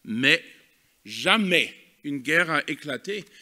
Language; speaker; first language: French; non-native, fluent; German